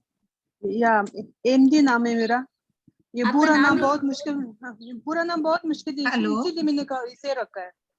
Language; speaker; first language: Hindi; non-native, fluent; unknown